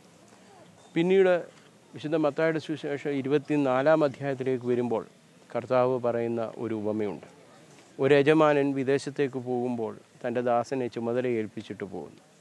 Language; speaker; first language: Malayalam; native; Malayalam